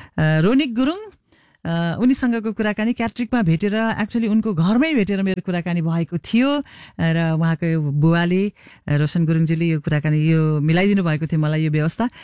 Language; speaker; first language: Nepali; native; Nepali